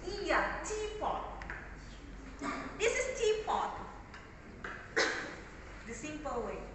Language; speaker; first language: English; non-native, learner; Indonesian